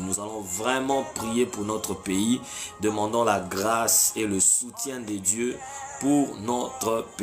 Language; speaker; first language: French; non-native, local second language; Lingala